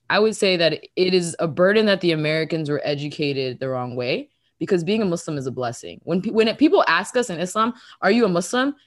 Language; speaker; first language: English; early bilingual, other home language; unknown